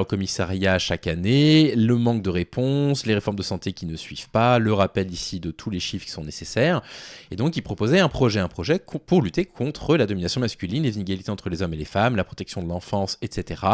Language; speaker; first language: French; native; French